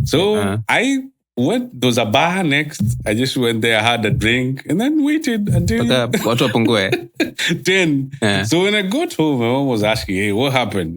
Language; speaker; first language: English; non-native, local second language; Swahili